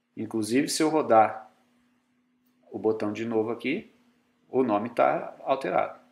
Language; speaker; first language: Portuguese; native; Portuguese